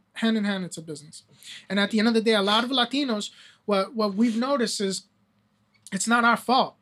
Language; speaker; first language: English; early bilingual, other home language; Spanish